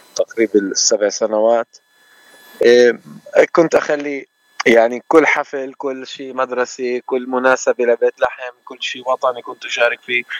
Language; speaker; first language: Arabic; native; Arabic